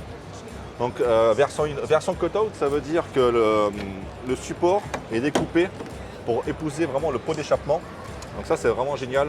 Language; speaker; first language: French; native; French